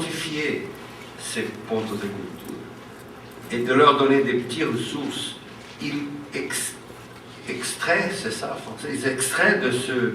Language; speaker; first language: French; non-native, fluent; Portuguese